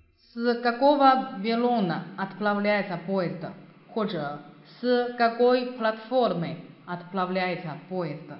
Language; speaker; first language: Russian; non-native, fluent; Chinese